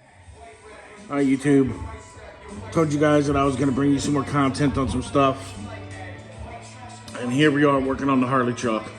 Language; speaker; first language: English; native; English